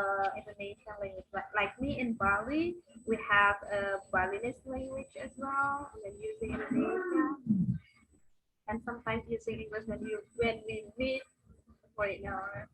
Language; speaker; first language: English; non-native, fluent; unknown